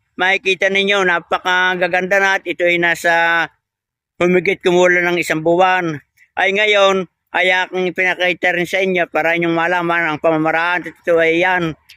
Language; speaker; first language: Filipino; native; Filipino